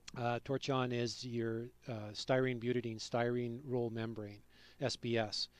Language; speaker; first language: English; native; English